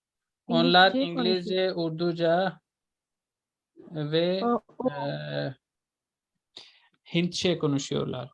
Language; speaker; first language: Turkish; non-native, fluent; Urdu